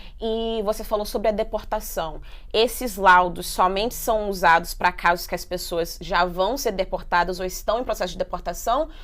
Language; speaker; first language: Portuguese; native; Portuguese